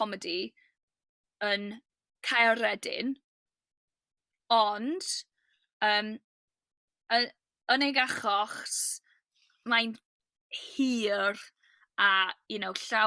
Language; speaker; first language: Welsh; non-native, local second language; English